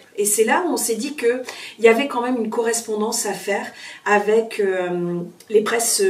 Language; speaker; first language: French; native; French